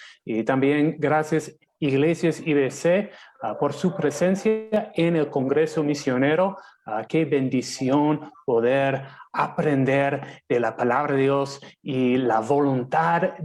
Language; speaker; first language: Spanish; non-native, fluent; English